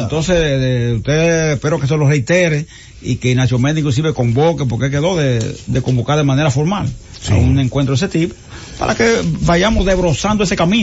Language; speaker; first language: Spanish; native; Spanish